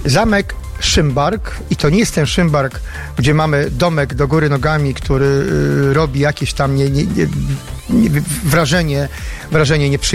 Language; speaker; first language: Polish; native; Polish